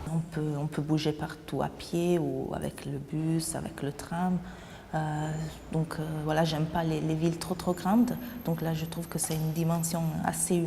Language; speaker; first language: French; non-native, fluent; Italian